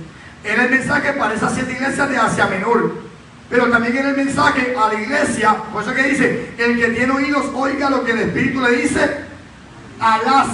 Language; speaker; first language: Spanish; native; Spanish